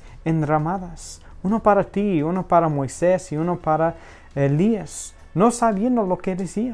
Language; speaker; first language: Spanish; non-native, fluent; English